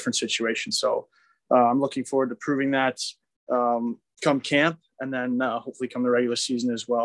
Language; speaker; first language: English; native; English